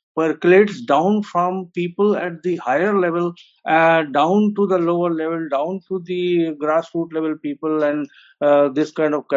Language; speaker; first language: English; non-native, local second language; Hindi